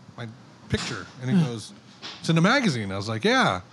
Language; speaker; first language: English; native; English